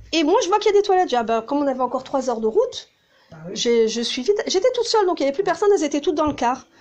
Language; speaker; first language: French; early bilingual, heritage; Hebrew